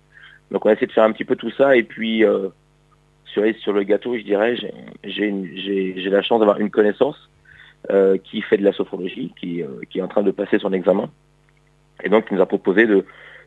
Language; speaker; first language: French; native; French